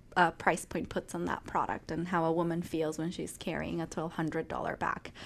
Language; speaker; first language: English; non-native, fluent; Spanish